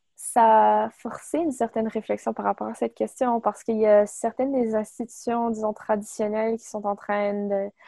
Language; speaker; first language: French; native; French